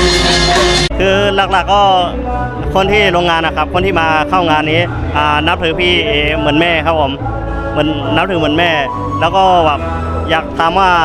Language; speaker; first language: Thai; non-native, fluent; Burmese